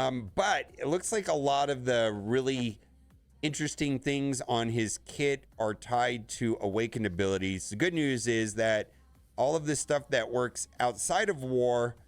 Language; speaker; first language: English; native; English